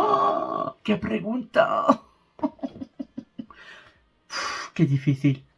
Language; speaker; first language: Spanish; non-native, fluent; French